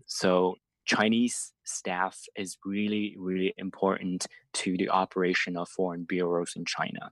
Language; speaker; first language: English; non-native, fluent; Chinese